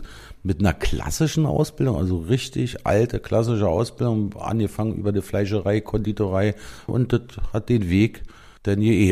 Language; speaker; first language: German; native; German